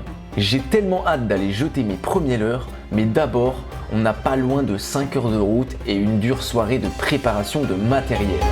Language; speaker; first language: French; native; French